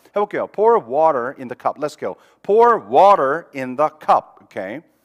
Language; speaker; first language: English; non-native, fluent; Korean